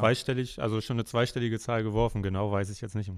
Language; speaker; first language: German; native; German